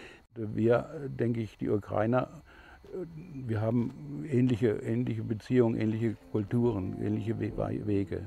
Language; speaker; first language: German; non-native, fluent; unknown